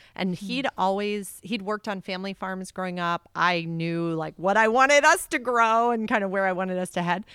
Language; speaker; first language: English; native; English